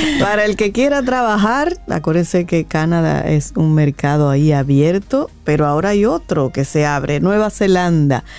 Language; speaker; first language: Spanish; native; Spanish